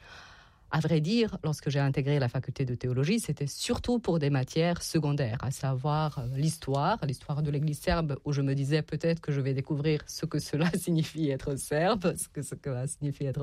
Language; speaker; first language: French; non-native, fluent; Serbian